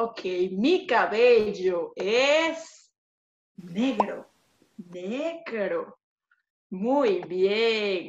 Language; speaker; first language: Spanish; non-native, fluent; English